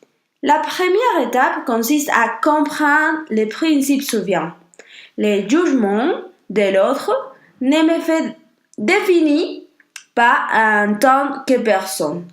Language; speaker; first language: French; non-native, learner; Spanish